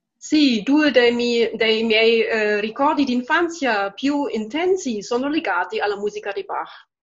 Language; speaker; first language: Italian; non-native, fluent; German